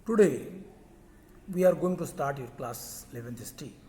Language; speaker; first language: English; non-native, local second language; Hindi